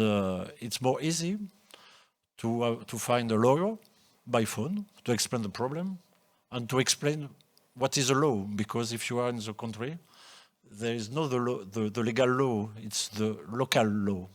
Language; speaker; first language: English; non-native, local second language; French